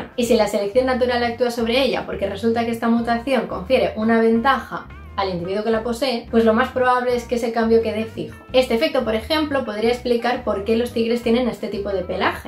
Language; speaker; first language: Spanish; native; Spanish